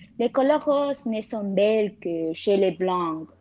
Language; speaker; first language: French; non-native, learner; Spanish